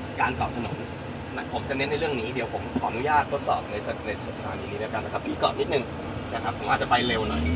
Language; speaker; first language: Thai; native; Thai